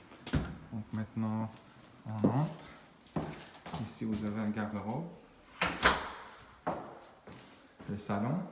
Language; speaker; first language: French; non-native, fluent; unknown